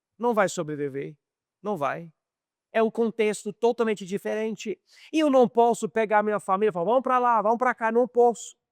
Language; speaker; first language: Portuguese; non-native, fluent; English